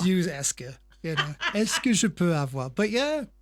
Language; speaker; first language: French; non-native, fluent; English